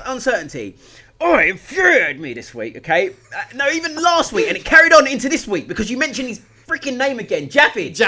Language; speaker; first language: English; native; English